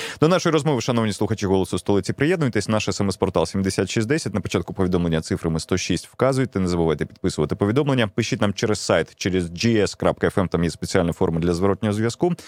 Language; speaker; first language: Ukrainian; native; Ukrainian